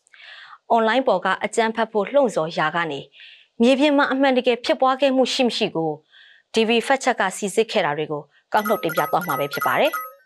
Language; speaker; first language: Burmese; native; Burmese